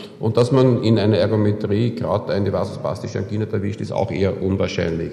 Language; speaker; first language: German; native; German